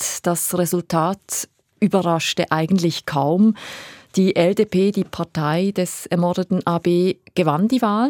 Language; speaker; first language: German; native; German